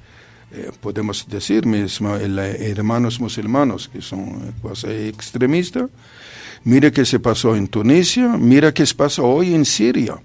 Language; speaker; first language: Spanish; non-native, fluent; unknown